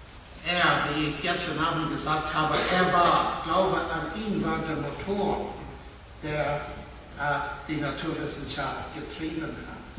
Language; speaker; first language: German; non-native, fluent; English